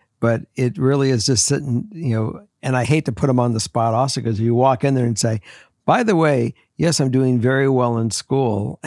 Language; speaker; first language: English; native; English